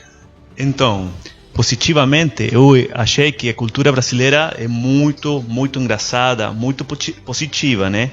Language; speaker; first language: Portuguese; non-native, learner; Spanish